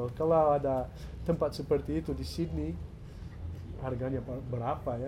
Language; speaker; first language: Indonesian; non-native, fluent; English